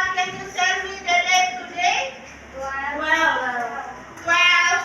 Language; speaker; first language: English; non-native, learner; Indonesian